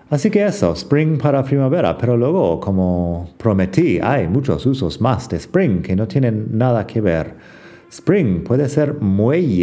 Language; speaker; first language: Spanish; non-native, fluent; English